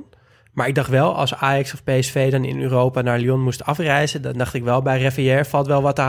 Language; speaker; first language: Dutch; native; Dutch